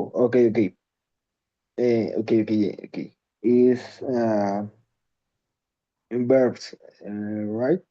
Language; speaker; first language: English; non-native, learner; Spanish